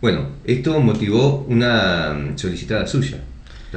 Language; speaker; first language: Spanish; native; Spanish